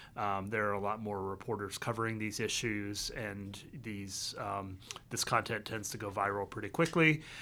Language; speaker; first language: English; early bilingual, other home language; Vietnamese